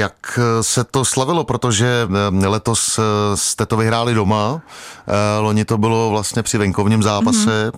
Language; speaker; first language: Czech; native; Czech